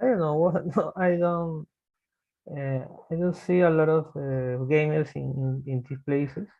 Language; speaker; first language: English; non-native, learner; Spanish